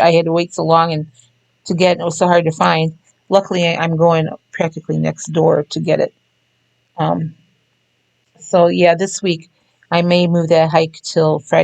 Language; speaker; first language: English; native; English